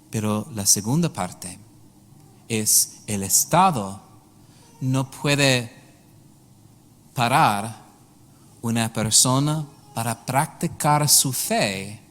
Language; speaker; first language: Spanish; non-native, learner; English